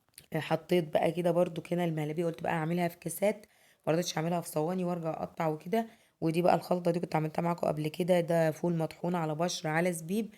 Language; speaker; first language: Arabic; native; Arabic